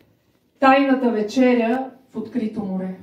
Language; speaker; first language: Bulgarian; native; Bulgarian